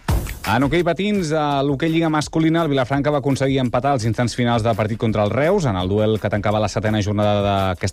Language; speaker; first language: Catalan; native; Catalan